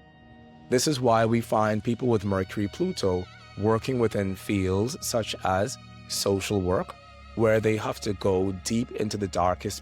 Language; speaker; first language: English; native; English